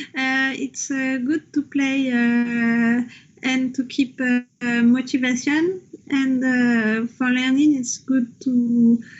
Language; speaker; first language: English; non-native, learner; French